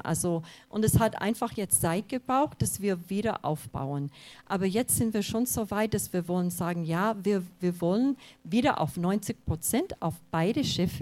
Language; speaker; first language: German; non-native, fluent; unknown